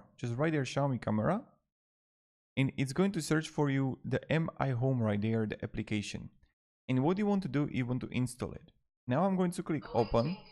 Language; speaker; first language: English; non-native, fluent; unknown